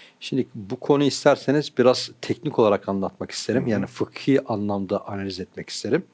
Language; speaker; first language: Turkish; native; Turkish